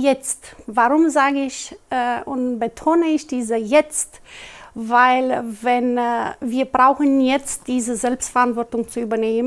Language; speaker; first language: German; non-native, local second language; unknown